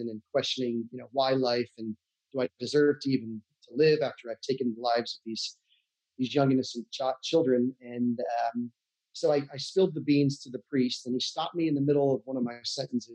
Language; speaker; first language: English; native; English